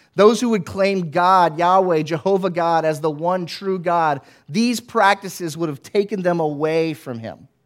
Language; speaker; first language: English; native; English